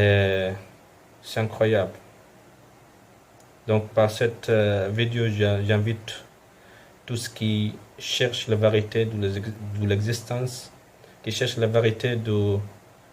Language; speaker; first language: French; non-native, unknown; Arabic